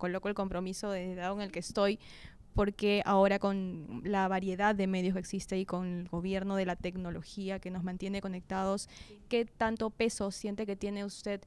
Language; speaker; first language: Spanish; native; Spanish